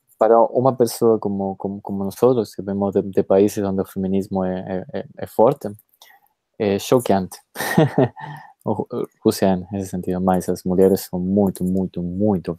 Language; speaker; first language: Portuguese; non-native, fluent; Spanish